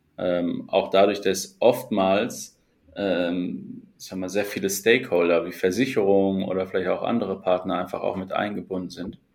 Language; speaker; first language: German; native; German